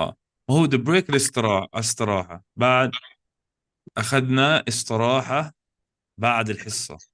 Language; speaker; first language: Arabic; non-native, fluent; English